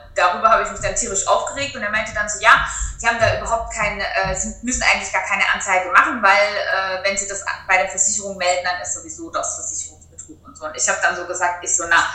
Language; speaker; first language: German; native; German